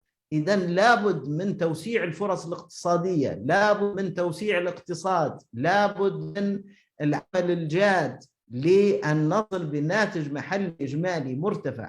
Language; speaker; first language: Arabic; native; Arabic